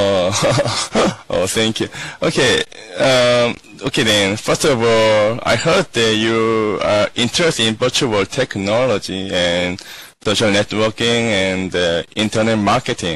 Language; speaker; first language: English; non-native, learner; Korean